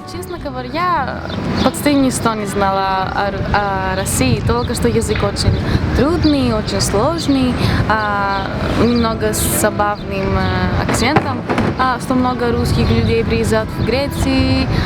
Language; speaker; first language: Russian; non-native, fluent; Greek